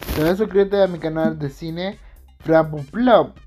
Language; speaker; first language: Spanish; native; Spanish